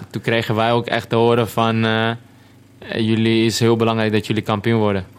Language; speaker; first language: Dutch; non-native, fluent; Greek